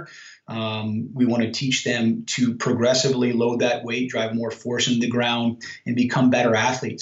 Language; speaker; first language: English; native; English